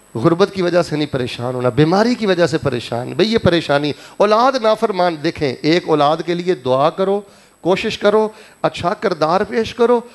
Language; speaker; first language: Urdu; non-native, local second language; Punjabi